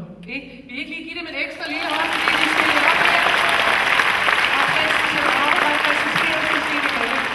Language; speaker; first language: Danish; native; Danish